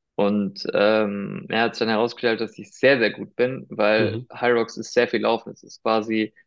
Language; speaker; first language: German; early bilingual, other home language; Spanish